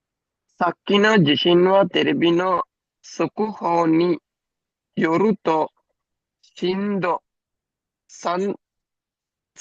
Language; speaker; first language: Japanese; non-native, learner; Sinhala